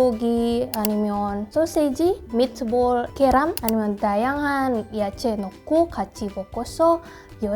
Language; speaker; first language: Korean; non-native, learner; Indonesian